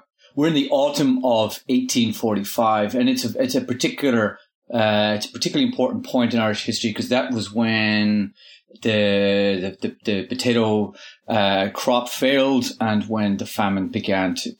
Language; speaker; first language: English; native; English